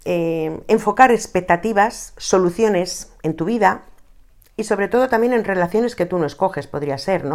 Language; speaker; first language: Spanish; native; Spanish